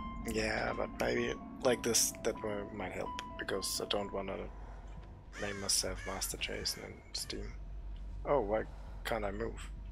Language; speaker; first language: English; non-native, fluent; German